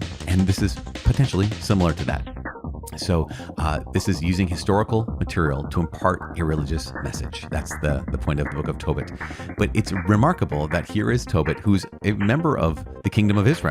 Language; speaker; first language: English; native; English